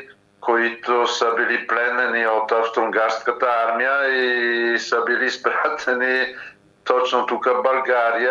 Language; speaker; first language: Bulgarian; non-native, fluent; Italian